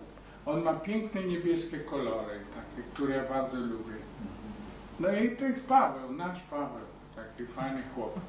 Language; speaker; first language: Polish; early bilingual, heritage; Polish